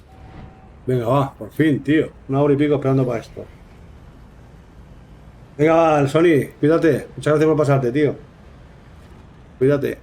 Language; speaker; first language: Spanish; native; Spanish